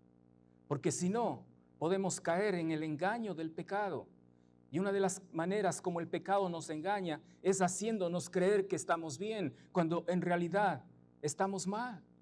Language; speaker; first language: Spanish; native; Spanish